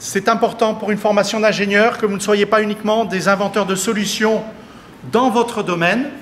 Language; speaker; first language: French; native; French